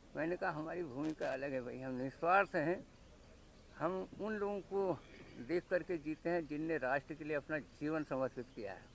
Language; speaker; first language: Hindi; native; Hindi